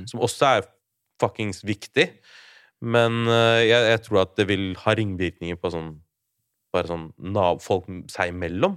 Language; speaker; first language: Norwegian; native; Norwegian